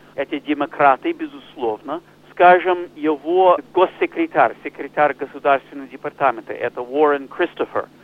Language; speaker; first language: Russian; non-native, fluent; English